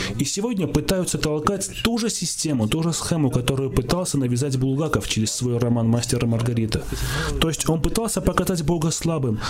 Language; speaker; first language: Russian; non-native, local second language; Armenian